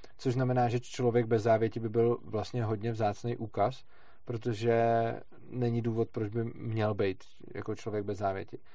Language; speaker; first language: Czech; native; Czech